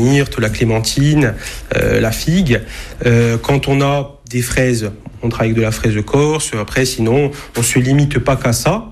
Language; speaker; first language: French; native; French